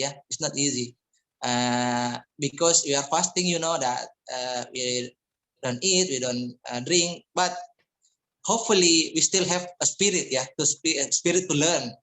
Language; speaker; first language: English; non-native, fluent; Indonesian